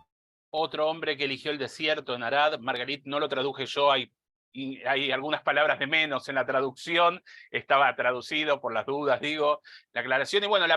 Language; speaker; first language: Spanish; native; Spanish